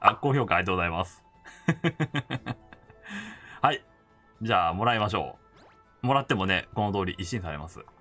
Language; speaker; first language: Japanese; native; Japanese